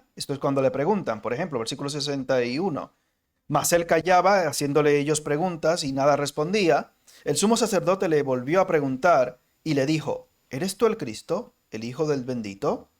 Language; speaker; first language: Spanish; native; Spanish